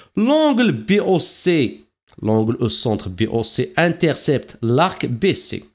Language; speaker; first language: French; non-native, local second language; Arabic